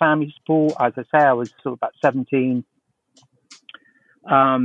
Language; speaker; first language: English; native; English